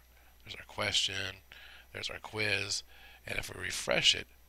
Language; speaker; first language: English; native; English